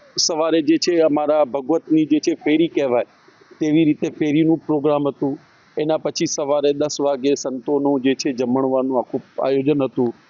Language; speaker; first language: Gujarati; non-native, local second language; Sindhi